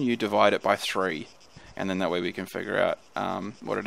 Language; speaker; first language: English; native; English